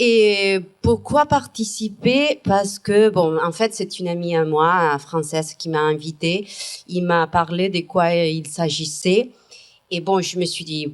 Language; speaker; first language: French; non-native, fluent; Spanish